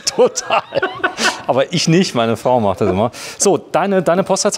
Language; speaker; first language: German; native; German